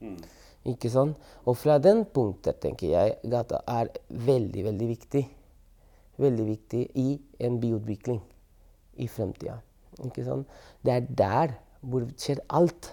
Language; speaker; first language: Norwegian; non-native, fluent; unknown